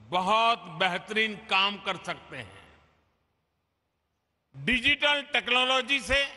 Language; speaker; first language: Hindi; non-native, local second language; Gujarati